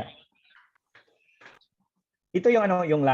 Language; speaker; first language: Filipino; non-native, fluent; Indonesian